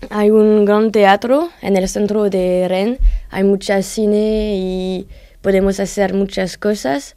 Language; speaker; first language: Spanish; non-native, learner; French